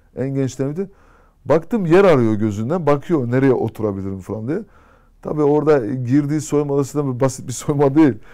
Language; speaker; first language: Turkish; early bilingual, heritage; Turkish